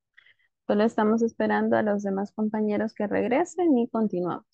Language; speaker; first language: Spanish; native; Spanish